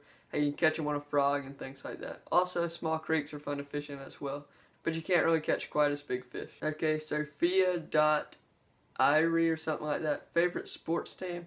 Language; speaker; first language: English; native; English